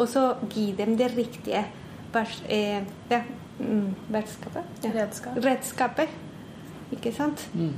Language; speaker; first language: Norwegian; non-native, fluent; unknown